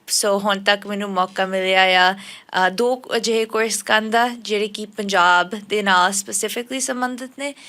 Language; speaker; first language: Punjabi; early bilingual, heritage; Punjabi